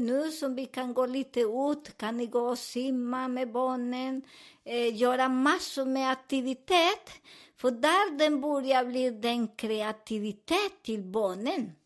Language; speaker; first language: Swedish; non-native, fluent; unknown